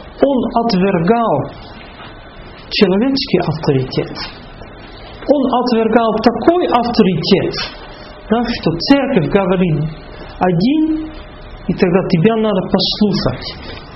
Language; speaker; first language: Russian; non-native, fluent; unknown